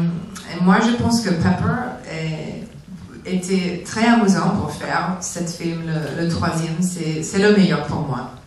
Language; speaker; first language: French; non-native, learner; English